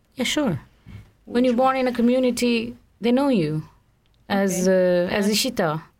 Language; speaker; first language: English; non-native, local second language; Bangla